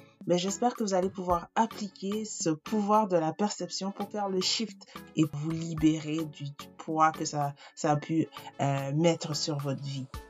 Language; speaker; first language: French; native; French